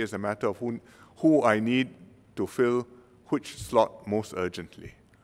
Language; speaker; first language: English; native; English